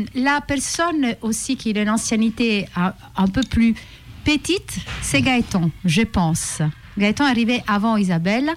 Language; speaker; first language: French; native; French